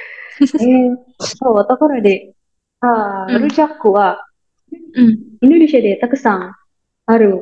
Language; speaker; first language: Japanese; non-native, learner; Indonesian